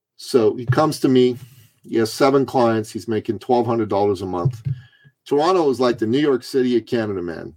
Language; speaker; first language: English; early bilingual, other home language; Persian